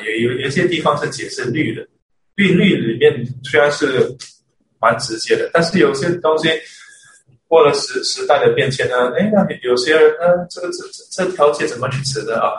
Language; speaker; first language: Chinese; early bilingual, other home language; English